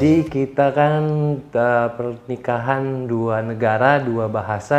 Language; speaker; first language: Indonesian; native; Indonesian